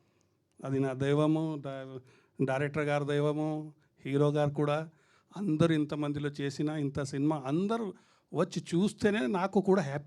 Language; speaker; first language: Telugu; non-native, learner; Hindi